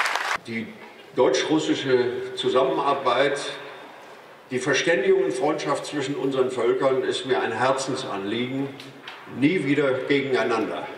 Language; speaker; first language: German; native; German